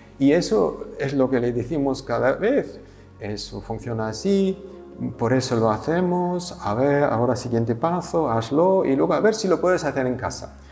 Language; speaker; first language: Spanish; non-native, fluent; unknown